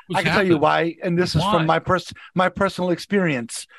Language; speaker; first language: English; native; English